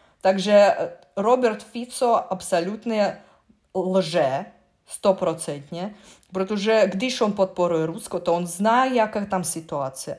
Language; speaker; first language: Czech; non-native, learner; Russian